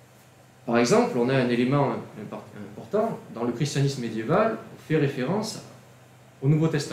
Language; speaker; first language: French; native; French